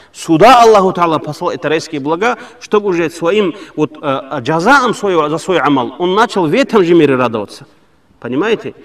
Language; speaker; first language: Russian; non-native, local second language; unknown